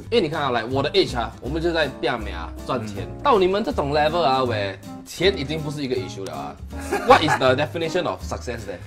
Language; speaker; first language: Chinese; native; Chinese